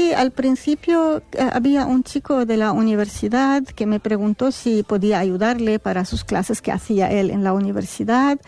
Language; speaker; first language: Spanish; non-native, fluent; Arabic